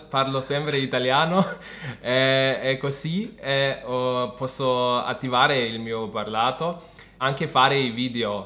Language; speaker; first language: Italian; non-native, fluent; German